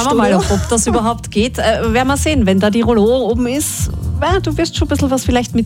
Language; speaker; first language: German; native; German